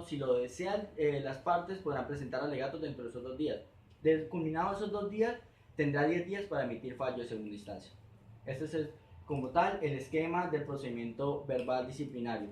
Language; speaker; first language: Spanish; native; Spanish